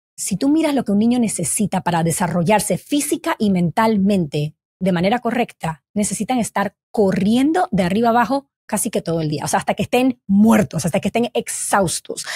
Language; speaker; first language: Spanish; native; Spanish